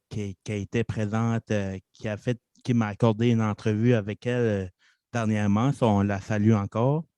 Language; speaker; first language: French; native; French